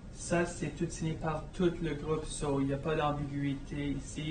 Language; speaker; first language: French; non-native, fluent; English